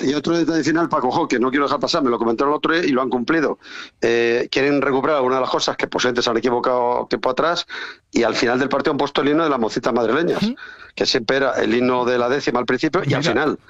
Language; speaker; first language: Spanish; native; Spanish